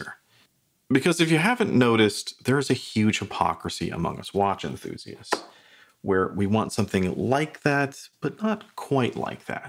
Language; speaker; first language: English; native; English